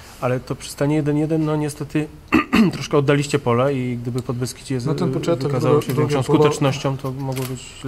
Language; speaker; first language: Polish; native; Polish